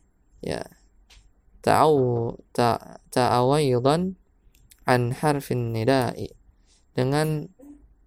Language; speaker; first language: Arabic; non-native, fluent; Indonesian